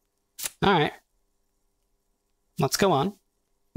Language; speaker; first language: English; native; English